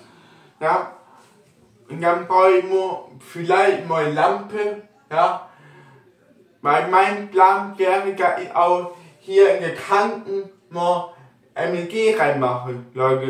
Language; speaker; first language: German; non-native, local second language; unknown